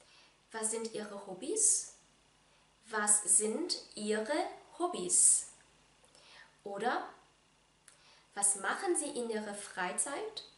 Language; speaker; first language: German; non-native, fluent; Vietnamese